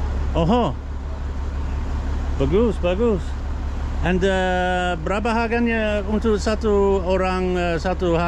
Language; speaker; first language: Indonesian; non-native, learner; English